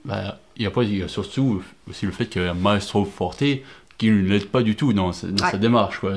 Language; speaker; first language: French; native; French